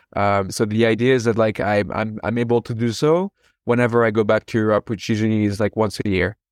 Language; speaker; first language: English; non-native, fluent; French